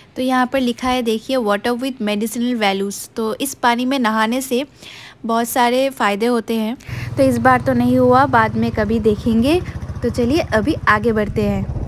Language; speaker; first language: Hindi; non-native, local second language; Bangla